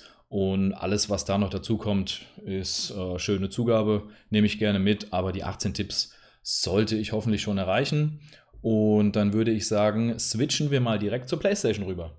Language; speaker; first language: German; native; German